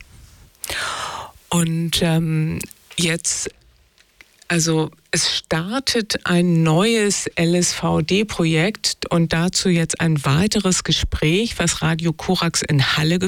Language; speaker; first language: German; native; German